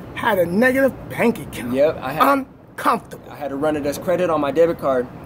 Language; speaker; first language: English; native; English